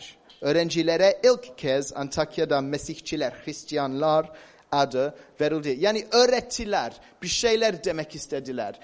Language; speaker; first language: Turkish; non-native, fluent; English